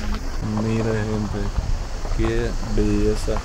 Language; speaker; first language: Spanish; non-native, fluent; Russian